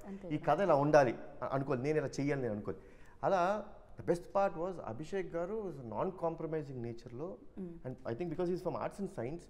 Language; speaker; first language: Telugu; native; Telugu